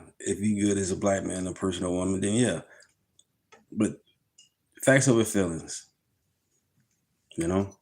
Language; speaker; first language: English; native; English